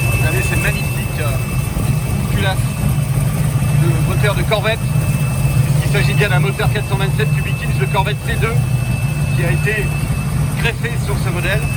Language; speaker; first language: French; native; French